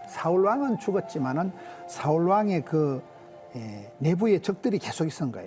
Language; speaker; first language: Korean; native; Korean